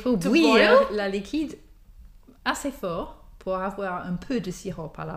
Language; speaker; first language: French; non-native, fluent; English